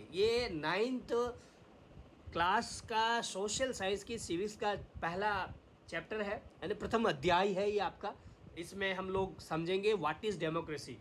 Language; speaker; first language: Hindi; native; Hindi